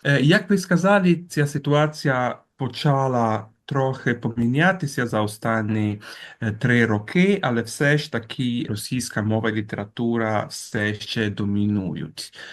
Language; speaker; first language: Ukrainian; non-native, fluent; Italian